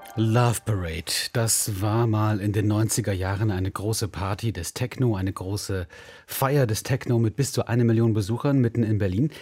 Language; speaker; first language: German; native; German